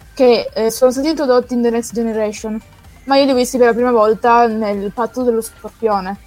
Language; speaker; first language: Italian; native; Italian